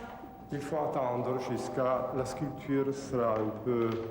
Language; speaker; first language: French; non-native, fluent; Czech